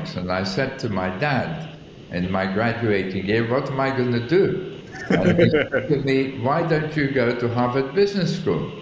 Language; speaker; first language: English; early bilingual, other home language; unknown